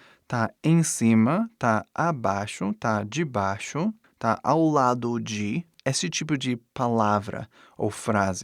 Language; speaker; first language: Portuguese; non-native, fluent; English